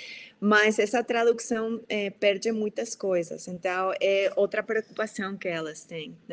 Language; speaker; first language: Portuguese; non-native, fluent; Spanish